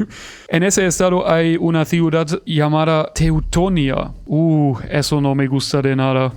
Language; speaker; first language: Spanish; non-native, fluent; German